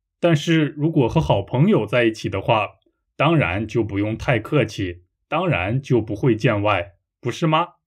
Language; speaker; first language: Chinese; native; Chinese